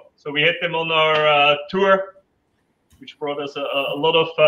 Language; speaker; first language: English; non-native, fluent; German